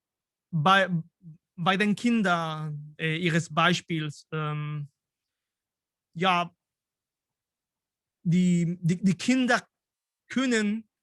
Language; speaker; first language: German; non-native, fluent; Spanish